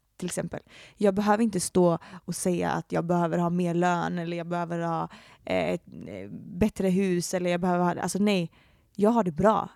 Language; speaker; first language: Swedish; native; Swedish